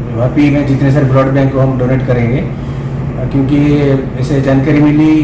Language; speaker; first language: Hindi; native; Hindi